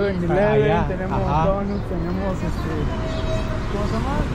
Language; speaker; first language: Spanish; native; Spanish